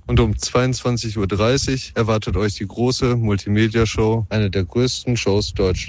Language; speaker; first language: German; native; German